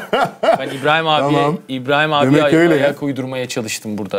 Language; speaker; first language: Turkish; native; Turkish